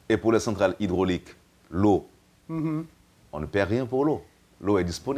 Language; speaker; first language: French; native; French